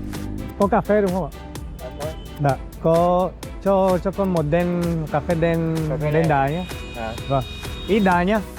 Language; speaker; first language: Vietnamese; non-native, fluent; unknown